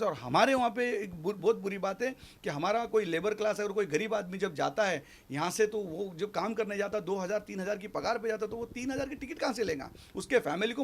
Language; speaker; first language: Hindi; native; Hindi